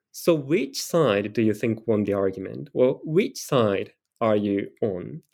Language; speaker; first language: English; non-native, fluent; Japanese